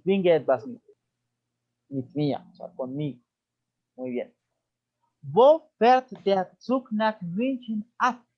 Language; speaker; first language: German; non-native, fluent; Spanish